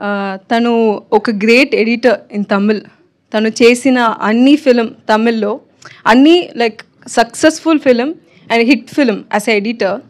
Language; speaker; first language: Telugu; non-native, learner; Tamil